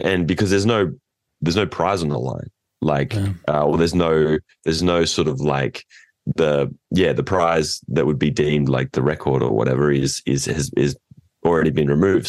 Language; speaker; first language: English; native; English